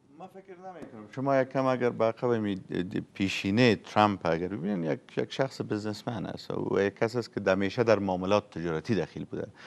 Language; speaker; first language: Persian; native; Persian